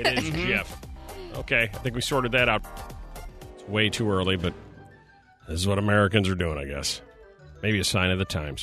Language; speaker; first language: English; native; English